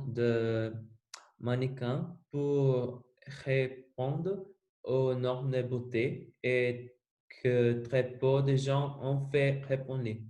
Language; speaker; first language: French; non-native, learner; Spanish